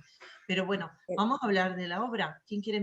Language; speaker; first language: Spanish; native; Spanish